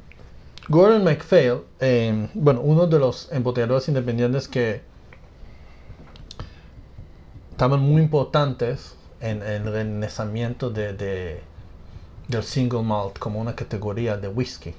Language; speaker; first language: Spanish; non-native, fluent; English